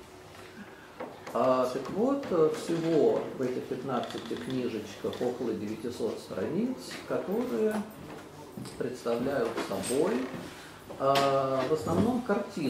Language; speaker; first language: Russian; native; Russian